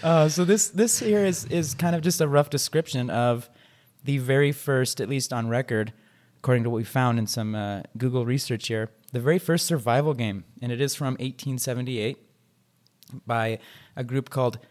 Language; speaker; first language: English; native; English